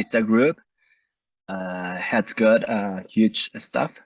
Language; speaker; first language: English; non-native, learner; Spanish